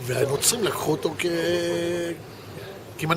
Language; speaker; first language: Hebrew; native; Hebrew